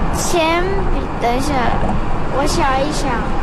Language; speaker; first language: Chinese; non-native, local second language; Uyghur